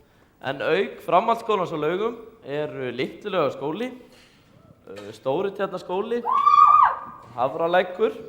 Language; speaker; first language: Icelandic; native; Icelandic